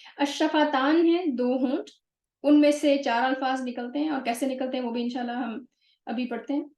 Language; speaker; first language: Urdu; native; Urdu